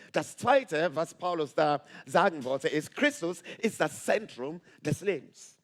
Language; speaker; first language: German; non-native, fluent; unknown